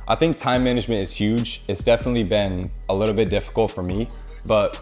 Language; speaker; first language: English; native; English